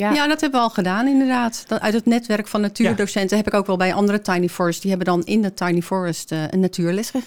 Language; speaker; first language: Dutch; native; Dutch